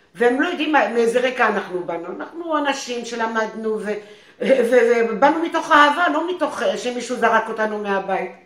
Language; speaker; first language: Hebrew; non-native, fluent; French